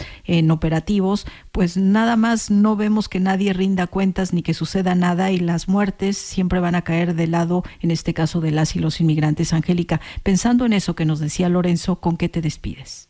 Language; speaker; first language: Spanish; native; Spanish